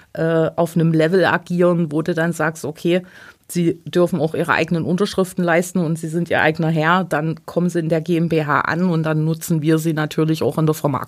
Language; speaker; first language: German; native; German